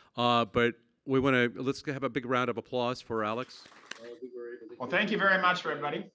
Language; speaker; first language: English; native; English